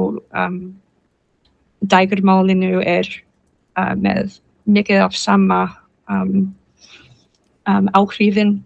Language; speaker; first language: Icelandic; non-native, learner; English